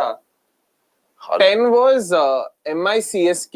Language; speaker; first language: English; non-native, local second language; Hindi